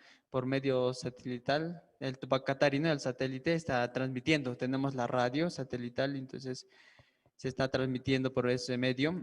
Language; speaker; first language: Spanish; native; Spanish